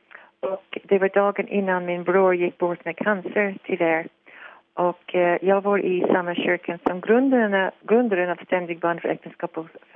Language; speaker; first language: Swedish; non-native, fluent; English